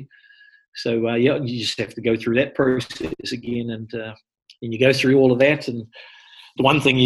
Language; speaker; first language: English; native; English